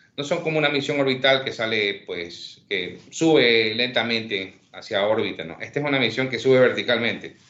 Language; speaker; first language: Spanish; native; Spanish